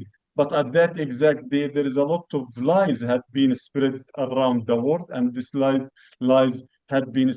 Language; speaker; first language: English; non-native, fluent; Arabic